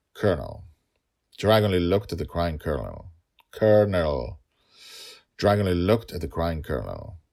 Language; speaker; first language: English; non-native, fluent; Hebrew